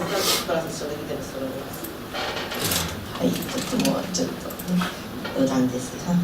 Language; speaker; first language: Japanese; native; Japanese